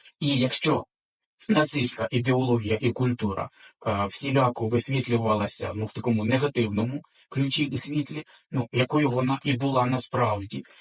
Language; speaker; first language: Ukrainian; native; Ukrainian